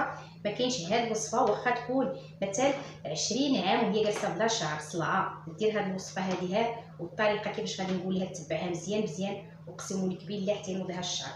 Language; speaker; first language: Arabic; native; Arabic